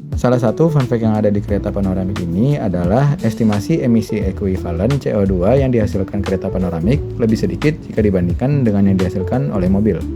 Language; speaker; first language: Indonesian; native; Indonesian